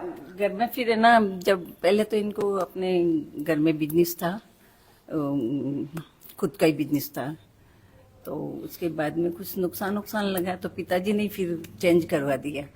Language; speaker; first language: Hindi; native; Hindi